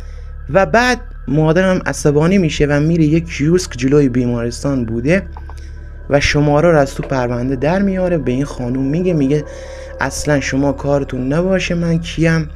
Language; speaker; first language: Persian; native; Persian